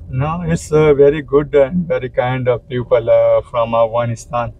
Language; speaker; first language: English; non-native, learner; Pashto